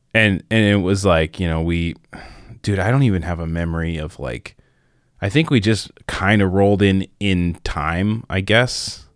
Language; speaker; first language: English; native; English